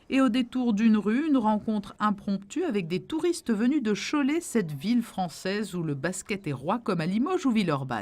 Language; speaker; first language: French; native; French